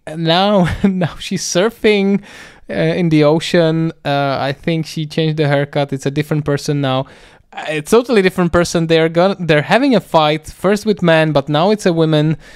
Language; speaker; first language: English; non-native, fluent; Czech